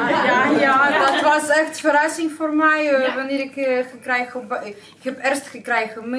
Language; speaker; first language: Dutch; non-native, learner; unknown